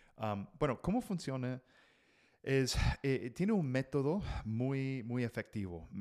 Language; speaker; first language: Spanish; non-native, fluent; English